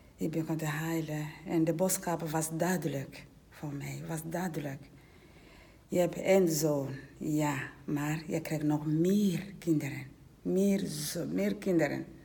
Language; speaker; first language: Dutch; non-native, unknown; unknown